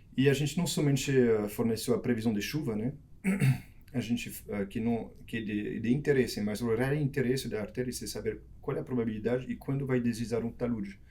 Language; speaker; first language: Portuguese; non-native, fluent; French